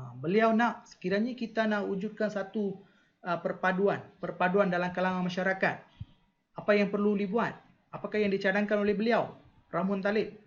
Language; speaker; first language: Malay; non-native, local second language; Tamil